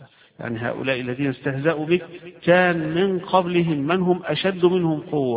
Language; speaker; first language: Arabic; native; Arabic